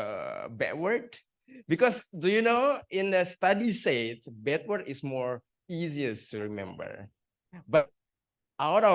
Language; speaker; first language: English; non-native, learner; Indonesian